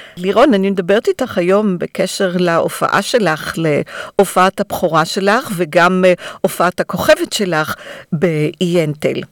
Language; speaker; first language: Hebrew; native; Hebrew